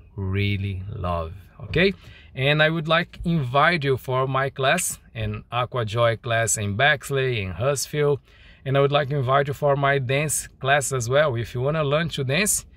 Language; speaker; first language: English; non-native, learner; Portuguese